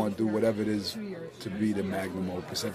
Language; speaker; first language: English; native; English